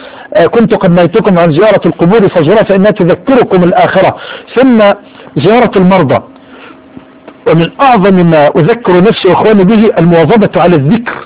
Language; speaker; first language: Arabic; native; Arabic